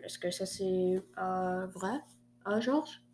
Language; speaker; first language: French; non-native, learner; English